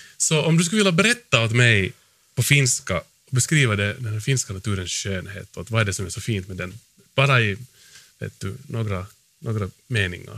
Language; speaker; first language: Swedish; native; Swedish